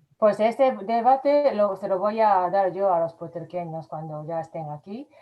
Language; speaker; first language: Spanish; non-native, fluent; Japanese